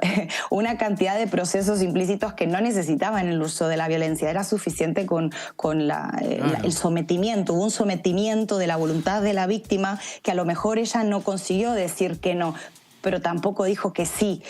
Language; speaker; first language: Spanish; native; Spanish